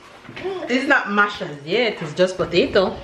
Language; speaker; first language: English; native; English